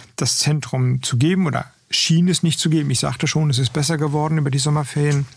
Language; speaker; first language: German; native; German